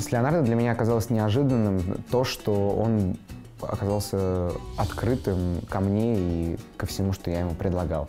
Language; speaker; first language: Russian; native; Russian